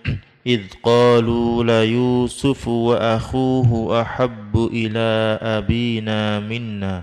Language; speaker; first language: Arabic; non-native, fluent; Indonesian